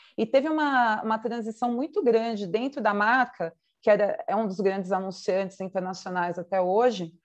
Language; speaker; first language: Portuguese; native; Portuguese